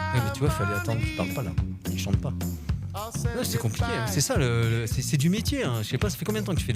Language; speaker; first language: French; native; French